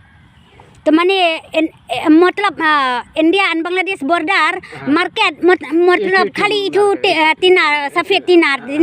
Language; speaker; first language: Hindi; non-native, local second language; Khasi